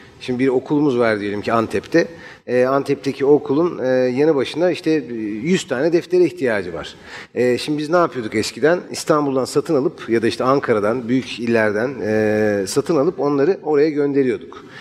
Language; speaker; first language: Turkish; native; Turkish